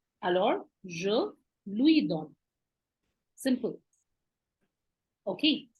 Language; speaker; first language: French; non-native, fluent; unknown